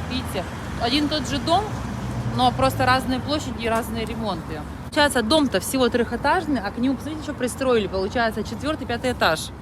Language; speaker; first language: Russian; native; Russian